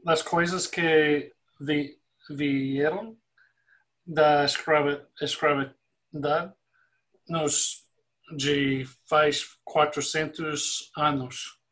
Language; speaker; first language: Portuguese; non-native, fluent; English